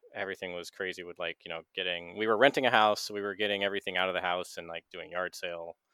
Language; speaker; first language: English; native; English